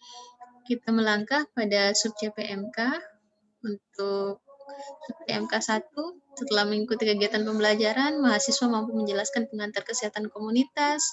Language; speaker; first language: Indonesian; native; Indonesian